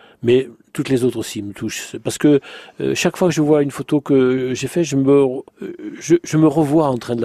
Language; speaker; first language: French; native; French